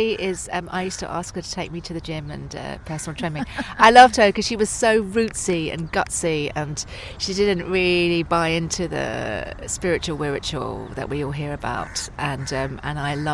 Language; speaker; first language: English; native; English